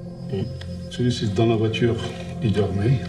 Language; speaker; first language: French; non-native, learner; Turkish